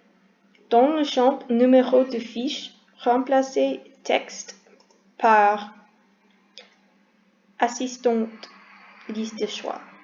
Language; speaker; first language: French; non-native, learner; English